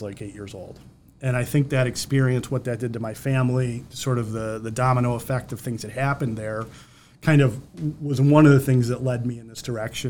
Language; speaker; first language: English; native; English